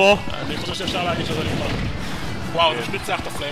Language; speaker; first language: Hebrew; native; Hebrew